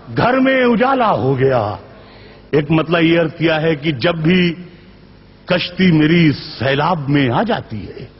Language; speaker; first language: Urdu; native; Urdu